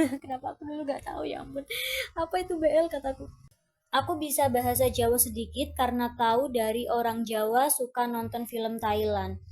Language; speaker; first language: Indonesian; non-native, fluent; Thai